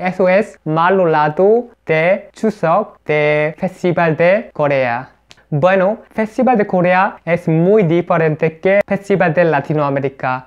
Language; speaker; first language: Spanish; non-native, learner; Korean